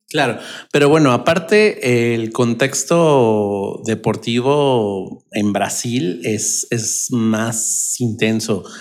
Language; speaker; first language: Spanish; native; Spanish